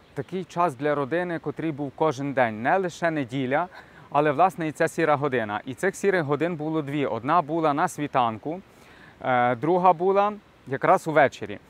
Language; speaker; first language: Ukrainian; native; Ukrainian